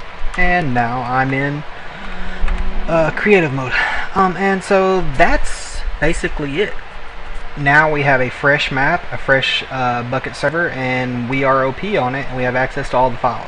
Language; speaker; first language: English; native; English